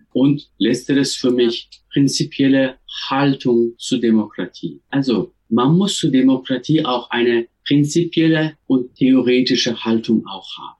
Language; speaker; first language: German; non-native, fluent; Turkish